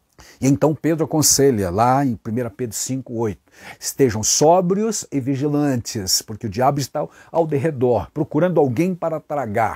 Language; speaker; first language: Portuguese; native; Portuguese